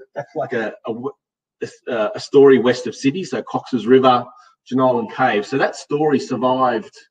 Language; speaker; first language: English; native; English